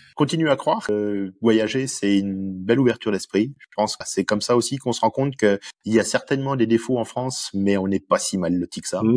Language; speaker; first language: French; native; French